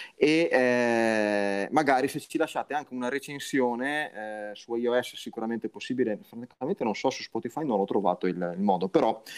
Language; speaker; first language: Italian; native; Italian